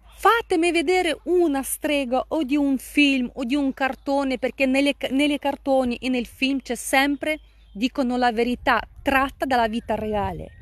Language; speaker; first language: Italian; non-native, fluent; Russian